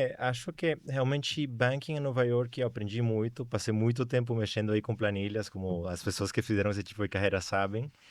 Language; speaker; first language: Portuguese; non-native, fluent; Spanish